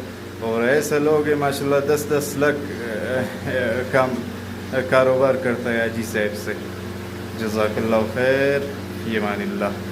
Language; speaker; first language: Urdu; non-native, local second language; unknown